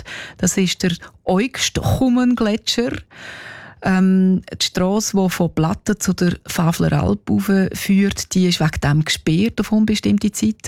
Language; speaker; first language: German; native; German